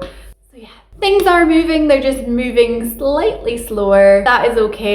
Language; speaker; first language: English; native; English